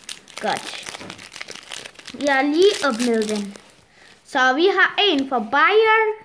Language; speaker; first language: Danish; early bilingual, other home language; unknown